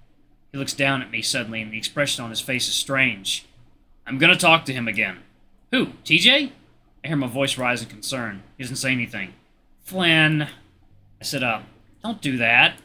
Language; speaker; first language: English; native; English